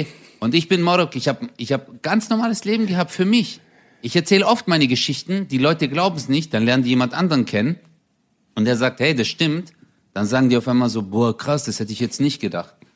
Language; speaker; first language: German; early bilingual, other home language; Turkish